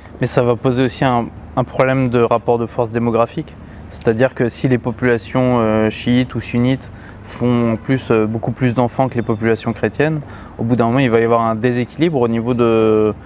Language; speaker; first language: French; native; French